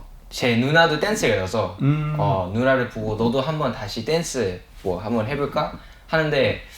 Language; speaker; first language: Korean; early bilingual, heritage; English